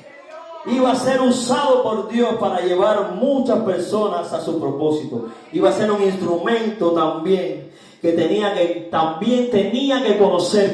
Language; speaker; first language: Spanish; native; Spanish